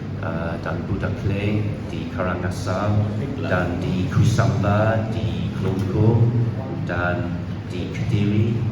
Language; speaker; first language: Indonesian; non-native, learner; English